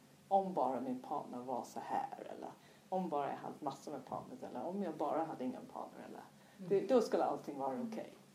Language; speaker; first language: Swedish; non-native, fluent; English